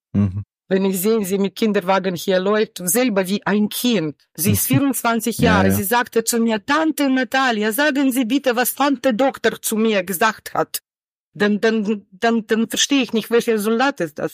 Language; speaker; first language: German; non-native, learner; Ukrainian